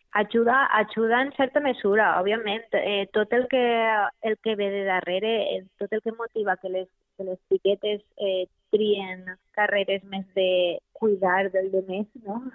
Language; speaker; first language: Catalan; native; Catalan